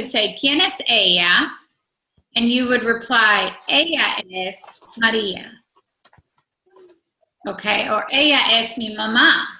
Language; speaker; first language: Spanish; non-native, fluent; English